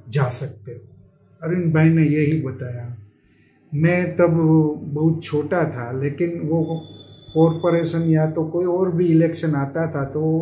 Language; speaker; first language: Hindi; non-native, local second language; Gujarati